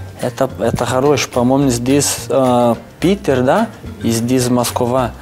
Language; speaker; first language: Russian; non-native, learner; Portuguese